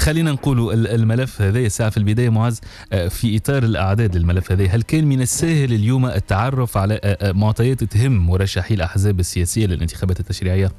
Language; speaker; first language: Arabic; native; Arabic